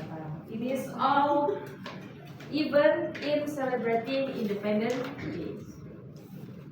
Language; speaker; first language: English; non-native, learner; Indonesian